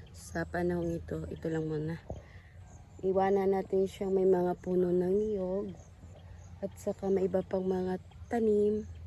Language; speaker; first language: Filipino; native; Filipino